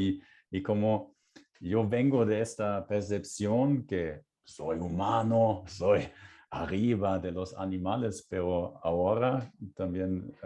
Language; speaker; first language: Spanish; non-native, fluent; German